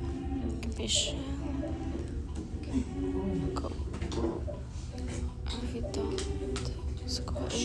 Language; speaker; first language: French; non-native, learner; Ukrainian